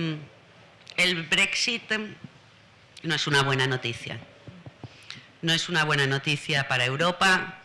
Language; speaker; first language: Spanish; native; Spanish